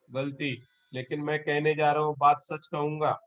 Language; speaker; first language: Hindi; non-native, local second language; Marathi